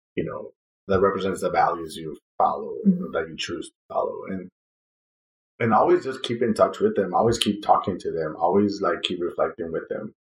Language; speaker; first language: English; non-native, fluent; Spanish